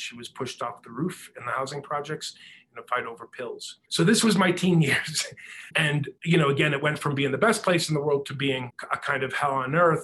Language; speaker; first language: English; native; English